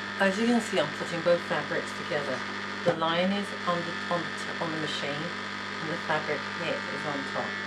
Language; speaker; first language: English; native; English